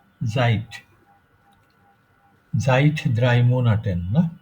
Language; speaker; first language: German; non-native, fluent; Bangla